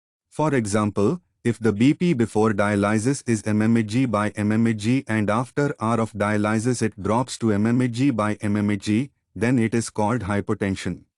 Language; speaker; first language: English; non-native, local second language; Telugu